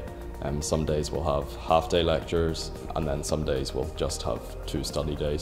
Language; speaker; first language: English; native; English